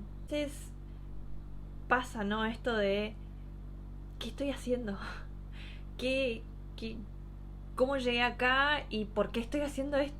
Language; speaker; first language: Spanish; native; Spanish